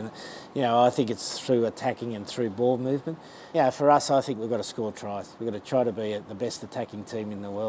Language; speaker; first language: English; native; English